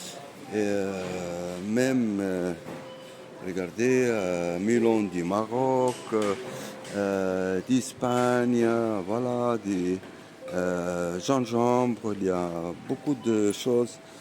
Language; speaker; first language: French; non-native, learner; Arabic